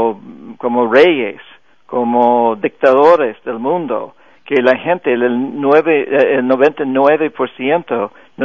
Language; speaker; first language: Spanish; non-native, fluent; English